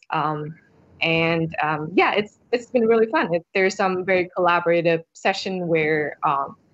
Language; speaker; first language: English; non-native, fluent; Vietnamese